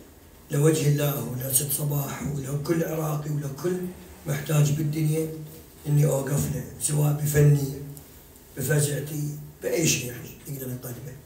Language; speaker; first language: Arabic; native; Arabic